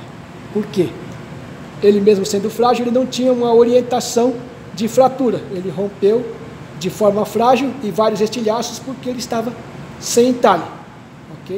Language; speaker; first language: Portuguese; native; Portuguese